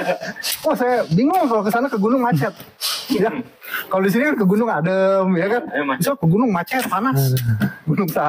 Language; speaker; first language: Indonesian; native; Indonesian